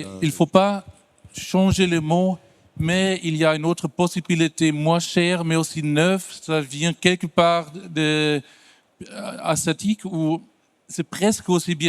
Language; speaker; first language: French; non-native, fluent; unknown